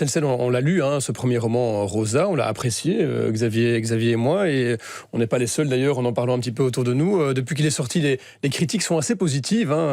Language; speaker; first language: French; native; French